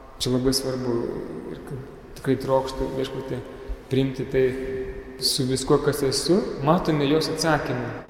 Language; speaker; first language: Lithuanian; native; Lithuanian